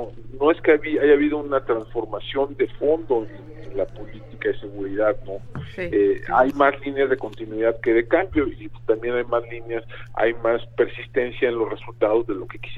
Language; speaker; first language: Spanish; native; Spanish